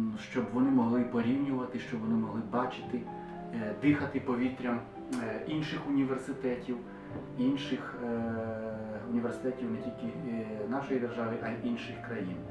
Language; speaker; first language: Ukrainian; native; Ukrainian